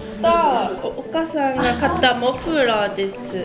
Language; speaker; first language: Japanese; non-native, learner; Korean